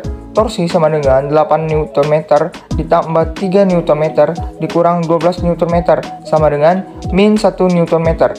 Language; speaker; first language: Indonesian; native; Indonesian